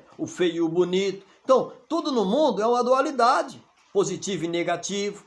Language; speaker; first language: Portuguese; native; Portuguese